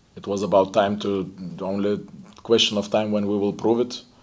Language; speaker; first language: English; non-native, fluent; Lithuanian